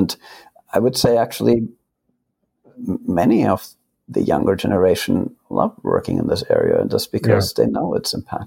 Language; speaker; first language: English; non-native, fluent; Finnish